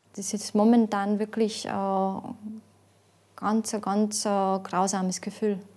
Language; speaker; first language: German; non-native, fluent; Latvian